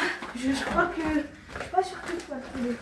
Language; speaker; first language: French; native; French